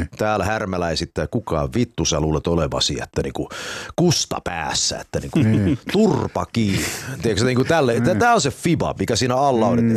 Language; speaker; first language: Finnish; early bilingual, heritage; Finnish